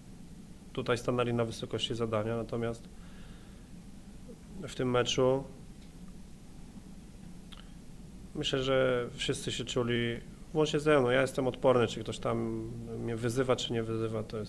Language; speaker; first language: Polish; native; Polish